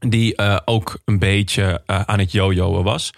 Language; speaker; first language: Dutch; native; Dutch